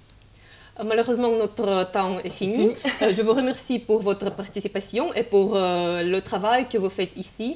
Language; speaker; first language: French; non-native, fluent; Russian